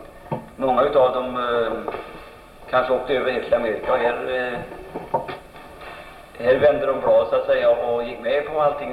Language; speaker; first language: Swedish; native; Swedish